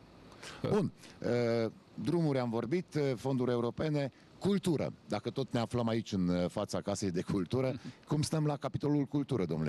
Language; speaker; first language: Romanian; native; Romanian